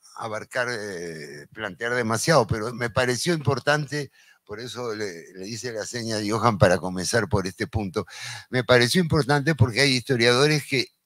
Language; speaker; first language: Spanish; native; Spanish